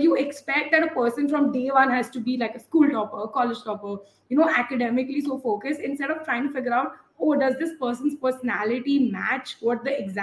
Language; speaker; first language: English; non-native, local second language; Gujarati